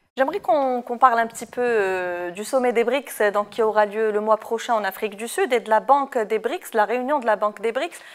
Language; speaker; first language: French; non-native, local second language; Arabic